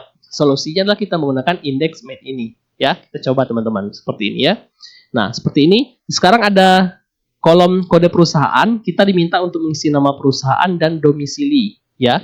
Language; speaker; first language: Indonesian; native; Indonesian